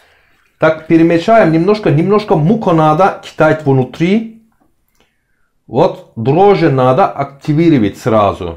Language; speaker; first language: Russian; non-native, learner; Turkish